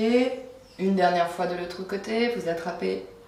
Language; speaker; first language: French; native; French